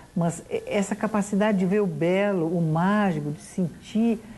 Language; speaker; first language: Portuguese; native; Portuguese